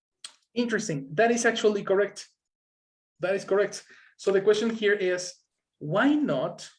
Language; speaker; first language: English; non-native, fluent; Spanish